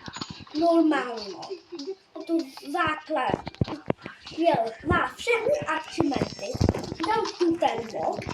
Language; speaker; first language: Czech; non-native, local second language; Polish